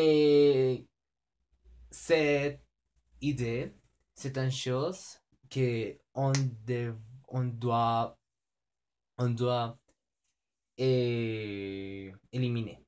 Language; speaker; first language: French; non-native, learner; Spanish